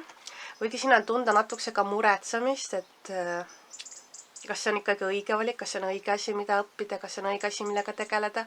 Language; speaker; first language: Estonian; native; Estonian